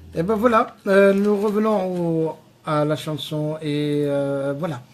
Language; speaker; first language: French; non-native, local second language; Arabic